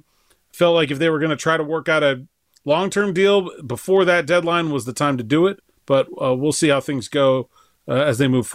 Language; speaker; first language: English; native; English